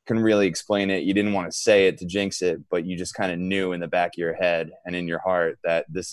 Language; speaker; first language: English; native; English